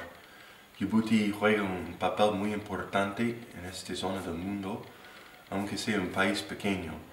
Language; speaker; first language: Spanish; non-native, fluent; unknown